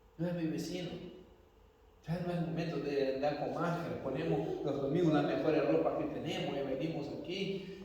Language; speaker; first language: Spanish; non-native, fluent; Portuguese